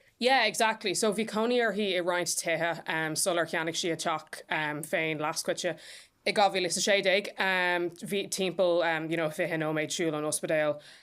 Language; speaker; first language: Irish; non-native, local second language; English